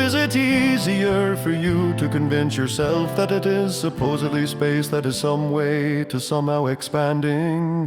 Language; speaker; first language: English; non-native, fluent; Finnish